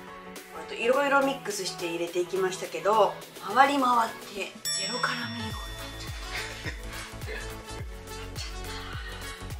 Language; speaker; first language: Japanese; native; Japanese